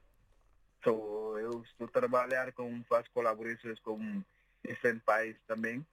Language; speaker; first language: Portuguese; non-native, learner; Mandingo